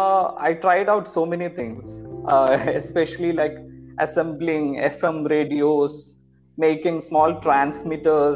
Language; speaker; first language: English; non-native, local second language; Malayalam